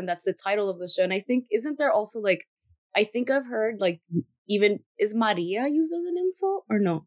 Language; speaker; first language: English; early bilingual, other home language; Spanish